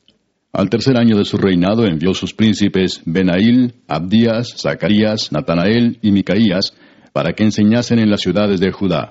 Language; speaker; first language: Spanish; native; Spanish